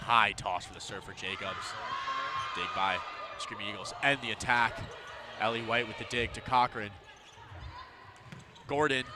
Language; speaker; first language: English; native; English